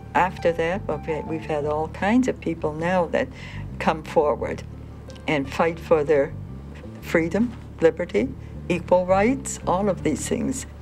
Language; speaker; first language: English; native; English